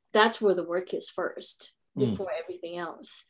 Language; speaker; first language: English; non-native, local second language; Filipino